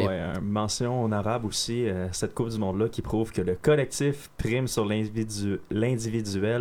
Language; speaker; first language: French; native; French